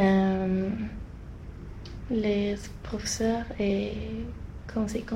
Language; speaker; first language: French; non-native, learner; Swedish